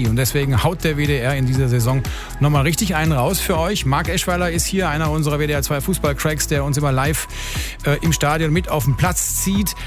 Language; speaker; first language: German; native; German